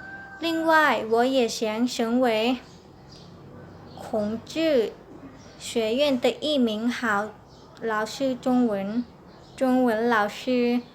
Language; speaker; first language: Chinese; non-native, learner; Lao